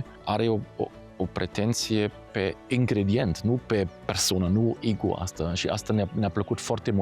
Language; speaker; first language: Romanian; non-native, fluent; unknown